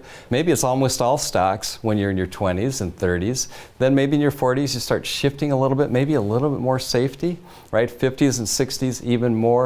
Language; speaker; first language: English; native; English